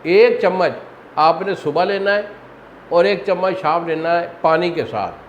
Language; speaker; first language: Urdu; non-native, local second language; Punjabi